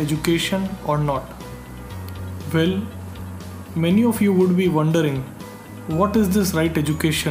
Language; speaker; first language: English; non-native, local second language; Hindi